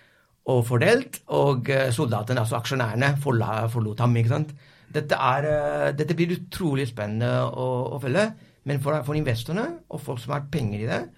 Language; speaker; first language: Norwegian; non-native, fluent; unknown